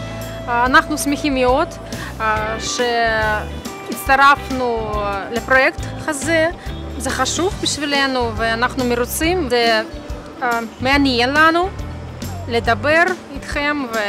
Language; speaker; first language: Hebrew; non-native, learner; Russian